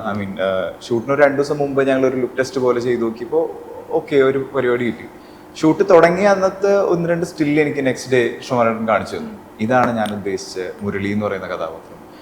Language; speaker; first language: Malayalam; native; Malayalam